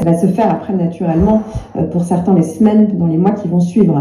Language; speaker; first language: French; native; French